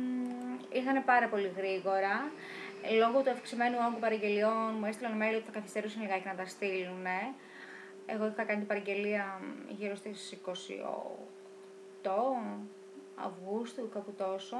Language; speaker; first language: Greek; native; Greek